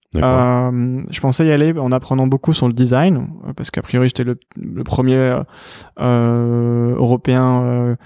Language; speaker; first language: French; native; French